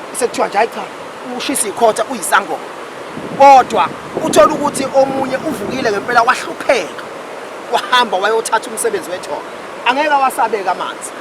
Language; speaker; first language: Zulu; native; Zulu